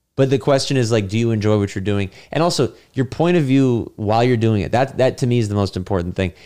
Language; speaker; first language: English; native; English